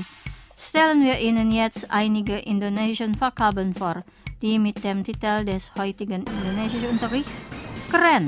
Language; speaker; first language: German; non-native, fluent; Indonesian